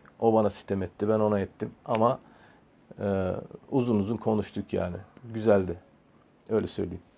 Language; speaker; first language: Turkish; early bilingual, heritage; Turkish